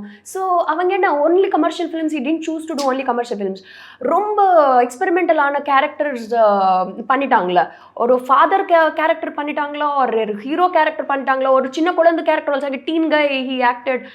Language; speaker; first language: Tamil; non-native, learner; Telugu